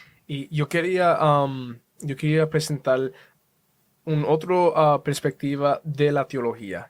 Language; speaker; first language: Spanish; early bilingual, heritage; Spanish